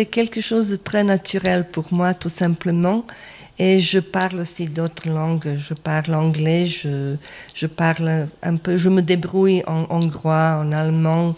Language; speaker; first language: French; non-native, fluent; Croatian